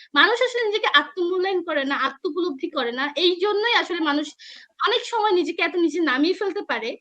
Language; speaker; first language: Bangla; non-native, local second language; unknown